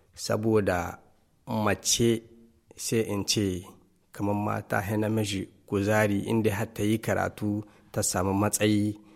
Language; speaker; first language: Hausa; native; Hausa